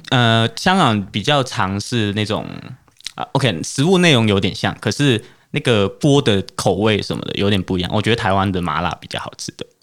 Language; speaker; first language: Chinese; non-native, fluent; Cantonese